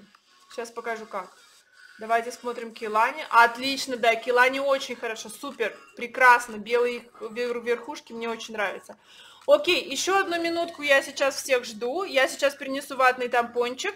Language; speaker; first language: Russian; native; Russian